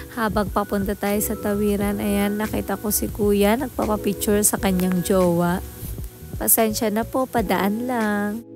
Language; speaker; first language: Filipino; native; Filipino